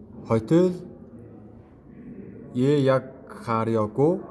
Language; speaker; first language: Korean; non-native, fluent; Mongolian